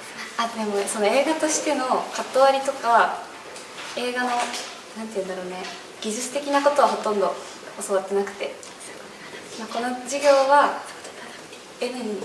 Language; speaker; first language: Japanese; native; Japanese